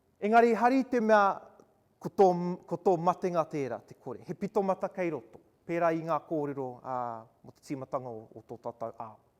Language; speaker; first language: Māori; non-native, local second language; English